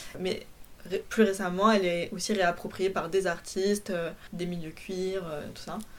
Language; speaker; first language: French; early bilingual, other home language; Polish